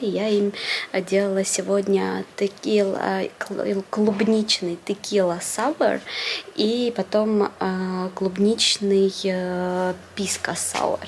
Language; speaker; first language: Russian; native; Russian